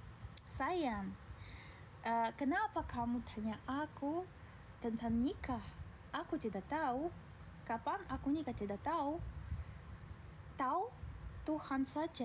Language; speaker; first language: Indonesian; non-native, learner; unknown